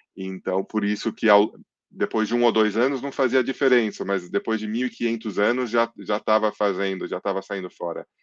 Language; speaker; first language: Portuguese; early bilingual, other home language; English